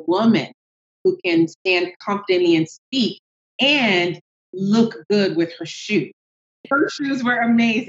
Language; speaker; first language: English; non-native, local second language; Yoruba